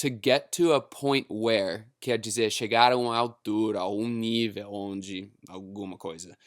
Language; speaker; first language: Portuguese; non-native, fluent; English